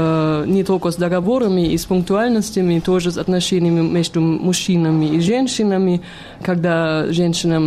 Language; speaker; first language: Russian; non-native, fluent; German